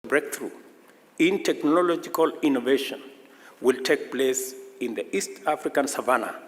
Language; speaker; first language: English; non-native, local second language; Swahili